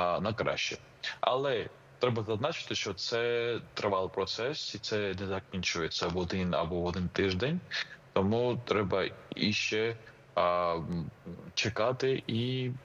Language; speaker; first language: Ukrainian; non-native, fluent; Georgian